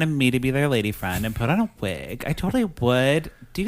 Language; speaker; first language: English; native; English